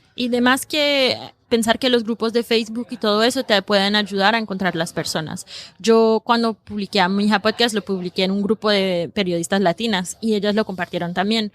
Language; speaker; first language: Spanish; early bilingual, heritage; Spanish